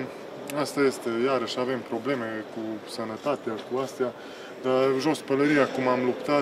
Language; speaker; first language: Romanian; non-native, local second language; Hungarian